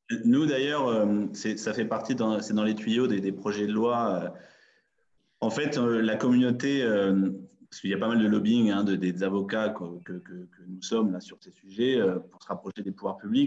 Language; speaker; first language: French; native; French